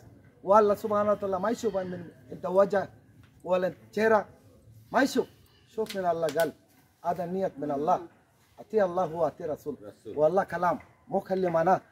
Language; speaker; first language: Arabic; non-native, learner; Bangla